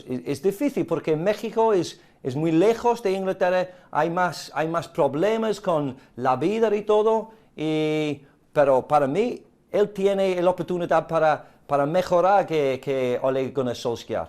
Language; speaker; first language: Spanish; non-native, fluent; English